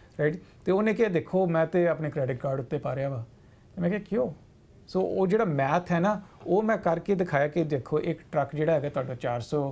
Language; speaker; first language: Punjabi; early bilingual, heritage; Punjabi